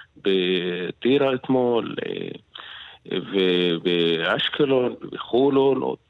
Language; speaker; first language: Hebrew; non-native, local second language; Arabic